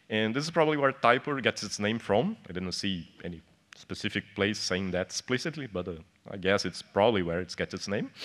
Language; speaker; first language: English; non-native, fluent; Portuguese